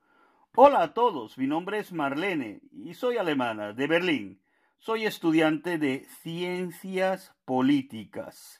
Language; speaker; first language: Spanish; non-native, fluent; Finnish